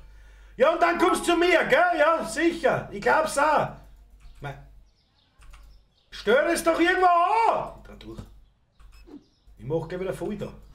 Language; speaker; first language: German; native; German